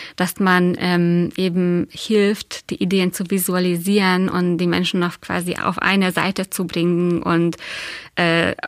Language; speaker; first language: German; non-native, fluent; Hungarian